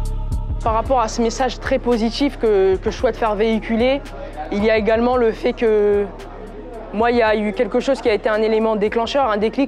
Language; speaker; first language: French; native; French